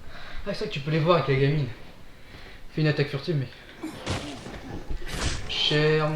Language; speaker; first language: French; native; French